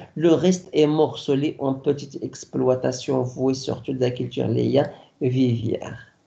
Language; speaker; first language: French; non-native, local second language; Arabic